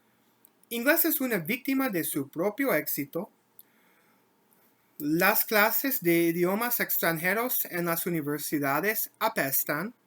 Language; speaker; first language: Spanish; non-native, learner; English